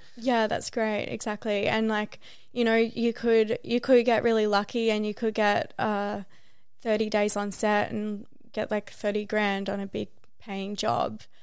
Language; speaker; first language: English; native; English